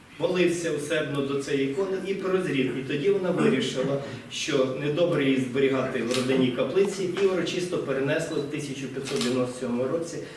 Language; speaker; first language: Ukrainian; native; Ukrainian